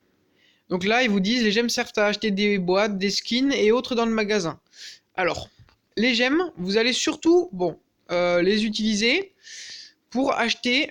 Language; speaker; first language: French; native; French